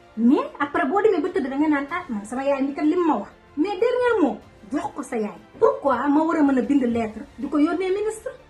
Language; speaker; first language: Wolof; native; Wolof